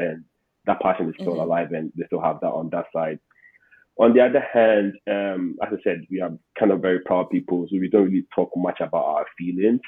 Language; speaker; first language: English; non-native, local second language; Akan